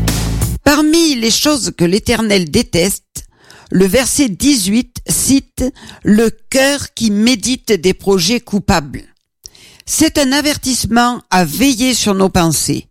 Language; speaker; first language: French; native; French